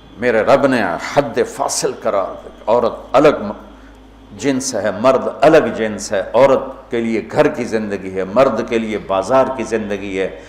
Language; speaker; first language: Urdu; non-native, local second language; Punjabi